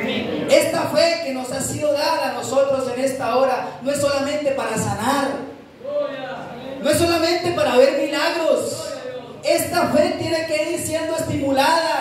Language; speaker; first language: Spanish; native; Spanish